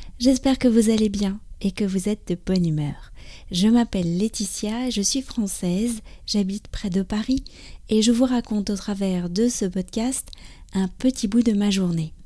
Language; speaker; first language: French; native; French